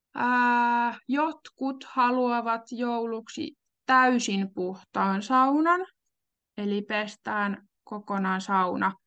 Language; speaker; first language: Finnish; native; Finnish